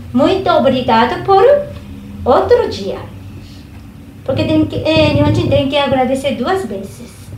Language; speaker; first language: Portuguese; non-native, learner; Japanese